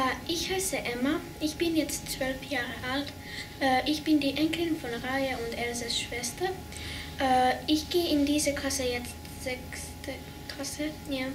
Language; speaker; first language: German; early bilingual, heritage; German